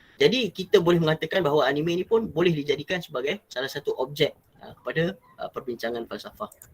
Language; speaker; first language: Malay; native; Malay